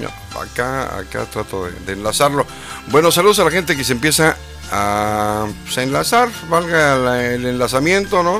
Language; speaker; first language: Spanish; native; Spanish